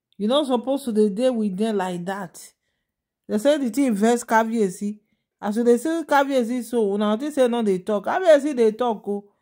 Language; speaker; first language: Nigerian Pidgin; non-native, local second language; Yoruba